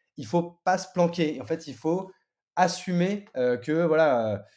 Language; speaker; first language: French; native; French